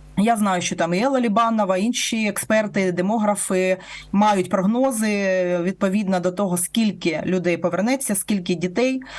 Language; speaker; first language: Ukrainian; non-native, local second language; Russian